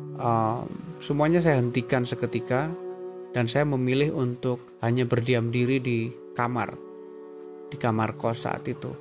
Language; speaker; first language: Indonesian; native; Indonesian